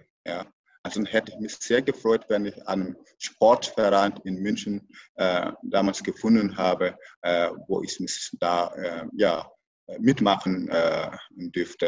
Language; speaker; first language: German; non-native, fluent; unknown